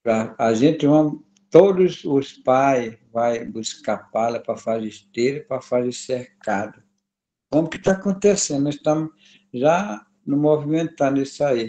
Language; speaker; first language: Portuguese; non-native, local second language; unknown